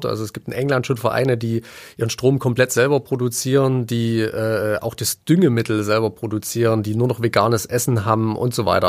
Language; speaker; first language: German; native; German